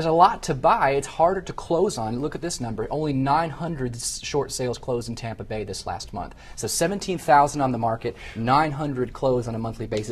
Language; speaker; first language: English; native; English